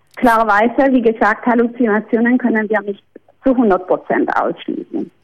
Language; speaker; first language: German; native; German